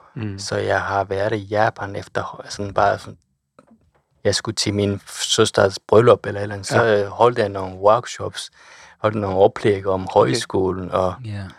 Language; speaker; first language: Danish; non-native, fluent; Japanese